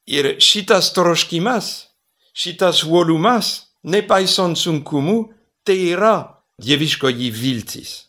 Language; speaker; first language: Lithuanian; non-native, fluent; French